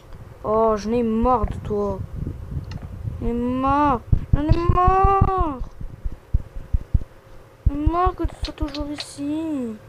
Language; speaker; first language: French; native; French